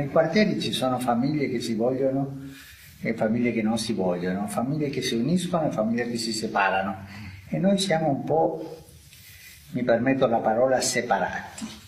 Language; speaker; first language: Italian; non-native, fluent; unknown